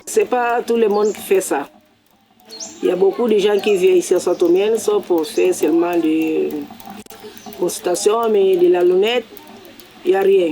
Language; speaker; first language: French; non-native, fluent; Portuguese